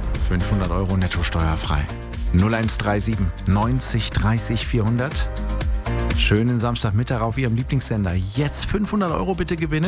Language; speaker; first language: German; native; German